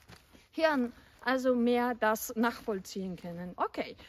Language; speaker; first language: German; non-native, fluent; Polish